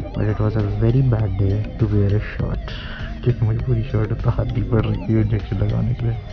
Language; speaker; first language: Hindi; native; Hindi